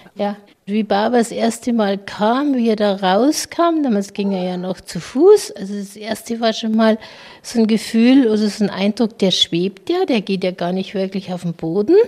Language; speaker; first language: German; native; German